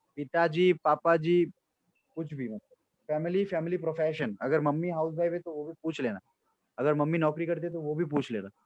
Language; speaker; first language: Hindi; non-native, local second language; Assamese